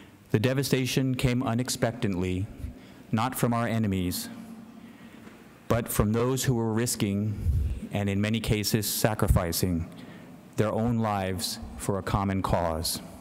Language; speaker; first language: English; native; English